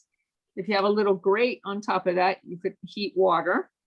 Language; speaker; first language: English; native; English